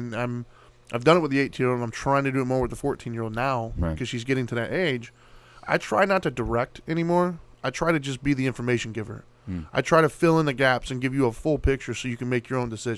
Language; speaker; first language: English; native; English